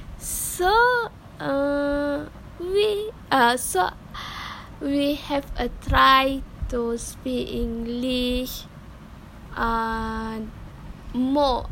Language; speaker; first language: English; non-native, learner; Malay